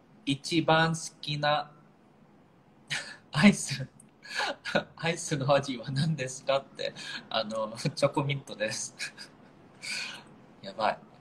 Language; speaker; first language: Japanese; non-native, fluent; Thai